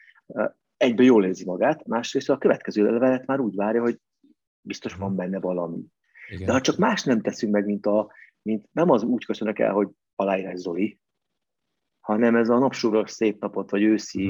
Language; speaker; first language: Hungarian; native; Hungarian